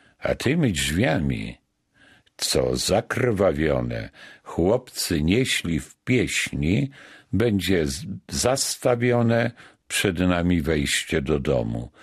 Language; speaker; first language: Polish; native; Polish